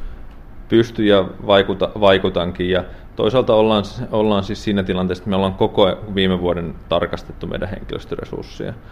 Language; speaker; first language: Finnish; native; Finnish